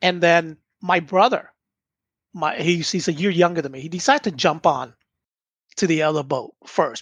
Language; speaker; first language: English; early bilingual, other home language; Vietnamese